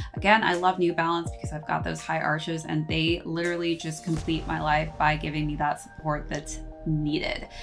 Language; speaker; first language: English; native; English